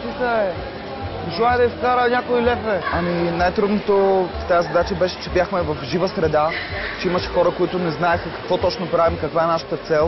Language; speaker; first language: Bulgarian; native; Bulgarian